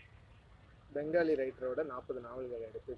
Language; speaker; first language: Tamil; native; Tamil